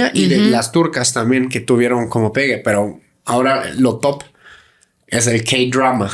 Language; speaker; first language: Spanish; native; Spanish